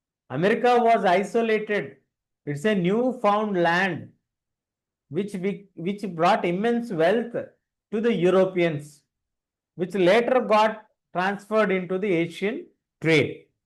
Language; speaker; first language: English; non-native, local second language; Telugu